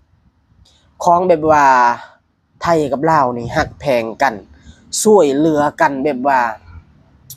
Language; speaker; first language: Thai; non-native, local second language; Lao